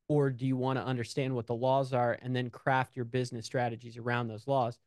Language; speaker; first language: English; native; English